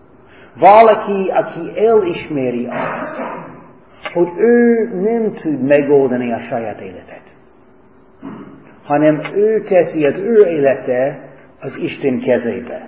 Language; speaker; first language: Hungarian; non-native, fluent; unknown